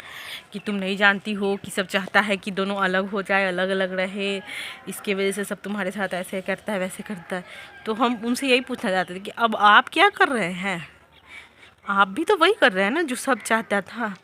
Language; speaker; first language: Hindi; native; Hindi